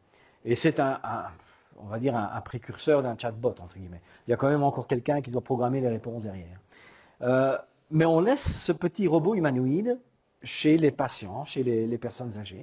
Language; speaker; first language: French; native; French